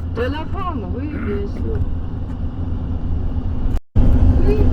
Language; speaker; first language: French; non-native, fluent; Georgian